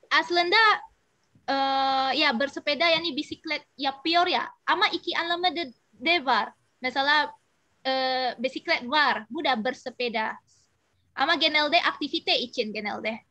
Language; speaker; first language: Turkish; non-native, fluent; Indonesian